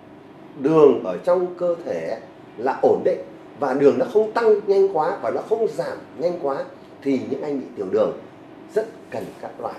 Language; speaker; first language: Vietnamese; native; Vietnamese